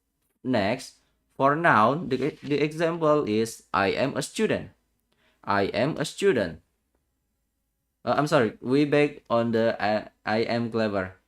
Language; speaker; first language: English; non-native, learner; Indonesian